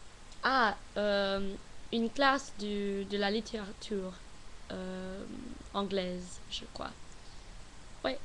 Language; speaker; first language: French; non-native, learner; English